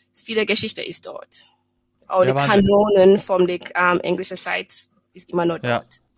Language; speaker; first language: German; non-native, learner; English